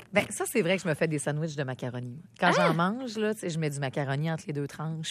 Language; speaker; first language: French; native; French